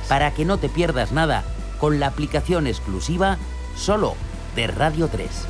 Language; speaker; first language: Spanish; native; Spanish